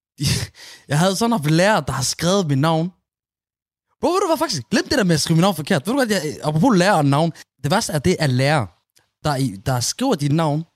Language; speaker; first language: Danish; early bilingual, other home language; Somali